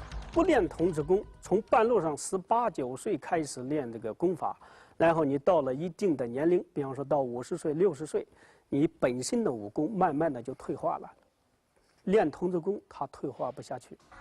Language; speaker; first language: Chinese; native; Chinese